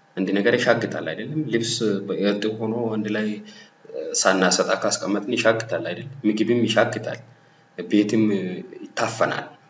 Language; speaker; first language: Amharic; non-native, local second language; Oromo